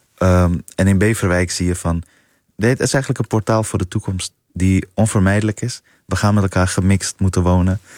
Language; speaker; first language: Dutch; early bilingual, other home language; Persian